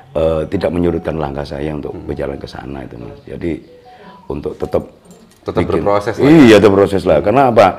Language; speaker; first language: Indonesian; native; Indonesian